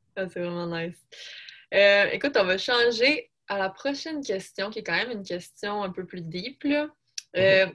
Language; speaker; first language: French; native; French